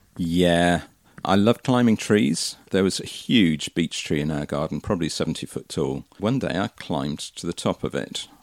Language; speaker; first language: English; native; English